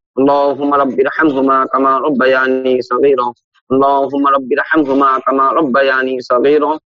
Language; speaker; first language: Urdu; native; Urdu